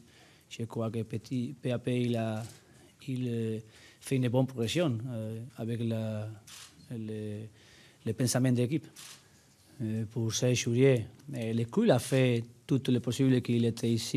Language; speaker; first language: French; non-native, learner; Spanish